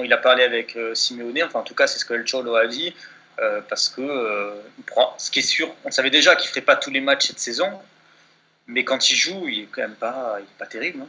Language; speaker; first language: French; native; French